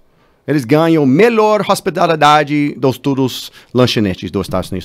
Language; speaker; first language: Portuguese; non-native, learner; English